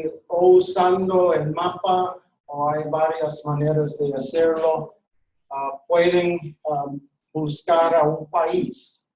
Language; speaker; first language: Spanish; non-native, fluent; English